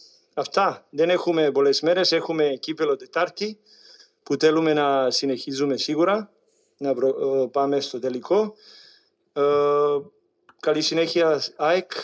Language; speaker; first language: Greek; non-native, learner; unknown